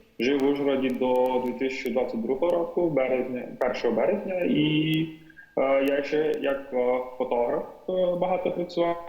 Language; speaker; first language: Ukrainian; non-native, fluent; Tamil